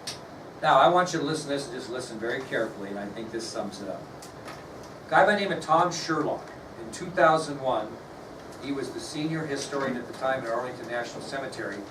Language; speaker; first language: English; native; English